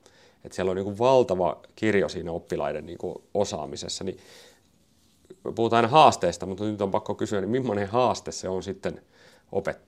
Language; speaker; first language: Finnish; native; Finnish